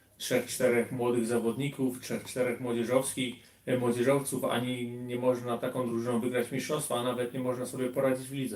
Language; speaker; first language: Polish; early bilingual, heritage; Polish